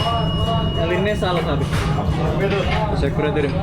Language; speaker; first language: Turkish; non-native, learner; Indonesian